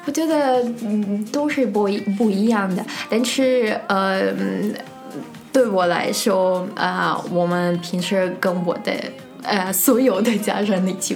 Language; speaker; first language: Chinese; non-native, fluent; Russian